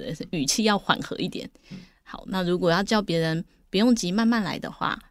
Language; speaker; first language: Chinese; native; Chinese